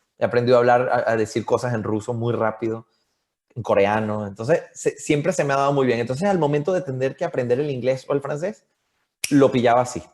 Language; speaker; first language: Spanish; native; Spanish